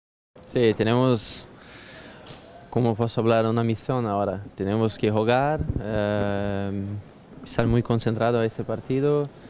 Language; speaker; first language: Spanish; non-native, fluent; Portuguese